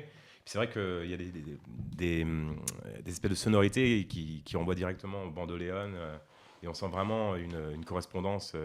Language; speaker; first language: French; native; French